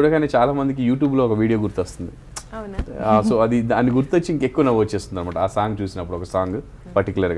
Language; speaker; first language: Telugu; native; Telugu